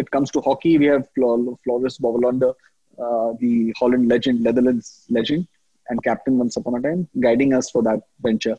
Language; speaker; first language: English; non-native, local second language; Hindi